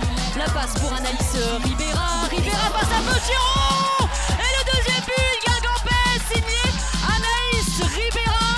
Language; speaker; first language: French; native; French